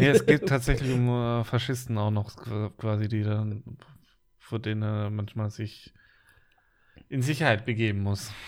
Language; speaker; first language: German; native; German